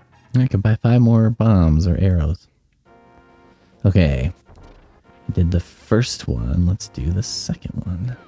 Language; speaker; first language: English; native; English